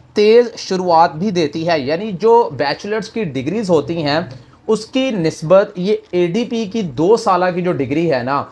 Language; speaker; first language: Urdu; native; Urdu